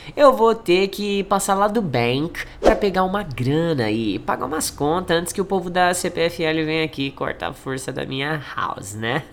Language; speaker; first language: Portuguese; native; Portuguese